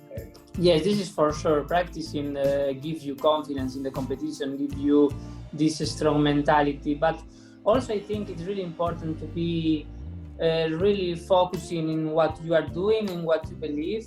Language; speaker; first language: English; non-native, fluent; Spanish